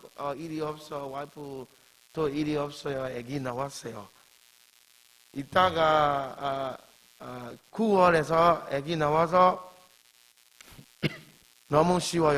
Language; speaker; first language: Korean; non-native, learner; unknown